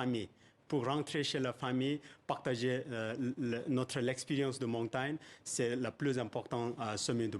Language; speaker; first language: French; non-native, fluent; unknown